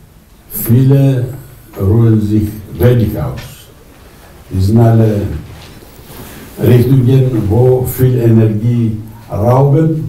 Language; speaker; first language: German; non-native, fluent; Greek